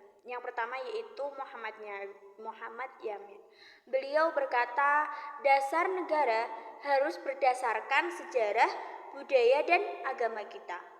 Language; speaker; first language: Indonesian; native; Indonesian